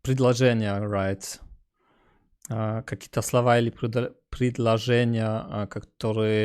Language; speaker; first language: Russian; early bilingual, heritage; German